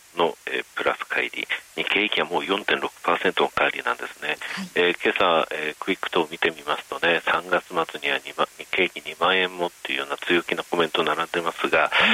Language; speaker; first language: Japanese; native; Japanese